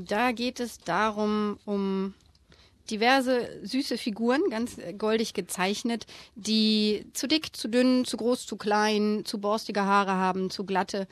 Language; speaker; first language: German; native; German